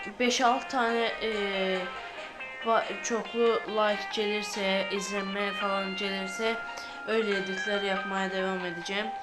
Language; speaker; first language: Turkish; native; Turkish